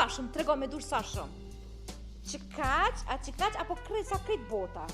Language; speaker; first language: Albanian; native; Albanian